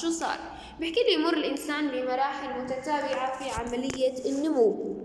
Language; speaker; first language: Arabic; native; Arabic